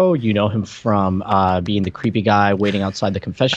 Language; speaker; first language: English; non-native, fluent; Spanish